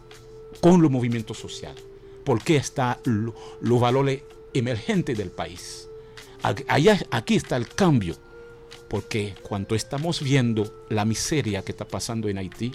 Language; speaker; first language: Spanish; non-native, fluent; Haitian Creole